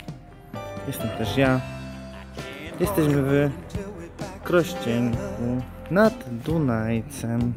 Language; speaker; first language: Polish; native; Polish